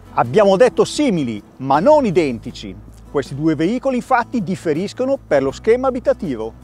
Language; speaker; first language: Italian; native; Italian